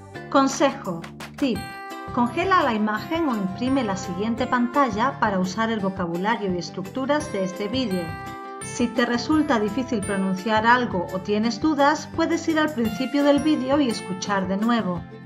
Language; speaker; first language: Spanish; native; Spanish